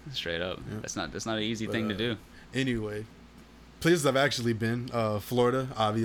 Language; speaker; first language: English; native; English